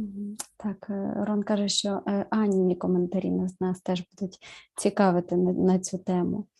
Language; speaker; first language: Ukrainian; native; Ukrainian